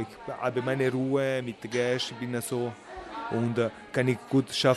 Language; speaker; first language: German; non-native, learner; Italian